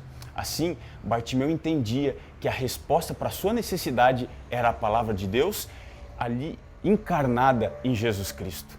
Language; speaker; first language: Portuguese; native; Portuguese